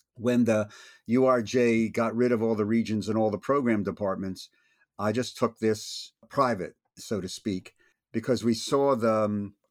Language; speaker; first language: English; native; English